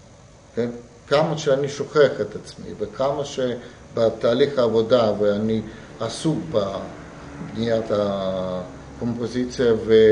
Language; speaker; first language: Hebrew; non-native, fluent; Russian